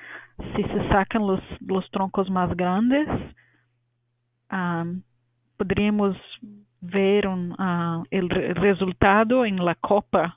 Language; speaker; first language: Spanish; non-native, fluent; Portuguese